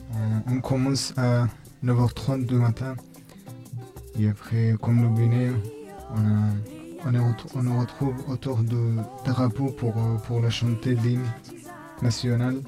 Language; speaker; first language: French; non-native, learner; Bangla